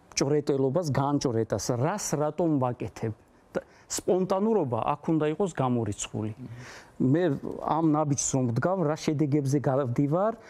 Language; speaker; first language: Georgian; non-native, local second language; Azerbaijani